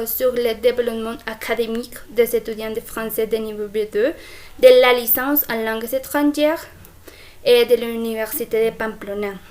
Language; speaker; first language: French; non-native, fluent; Spanish